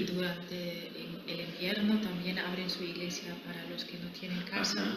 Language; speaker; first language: Spanish; non-native, fluent; German